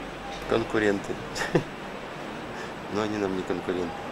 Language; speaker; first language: Russian; native; Russian